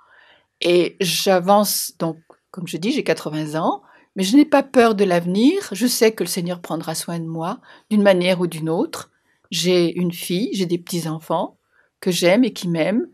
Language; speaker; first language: French; native; French